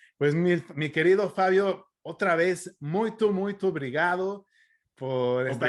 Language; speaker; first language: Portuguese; non-native, learner; Spanish